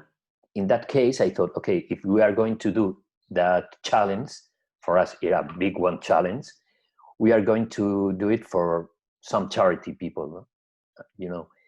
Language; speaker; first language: English; non-native, learner; Spanish